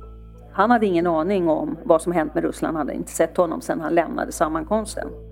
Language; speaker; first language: Swedish; native; Swedish